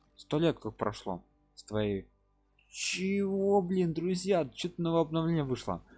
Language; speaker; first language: Russian; non-native, local second language; Ukrainian